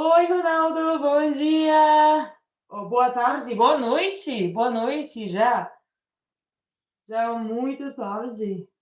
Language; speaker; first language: Portuguese; non-native, learner; Spanish